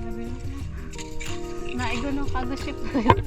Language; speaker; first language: Korean; non-native, learner; Filipino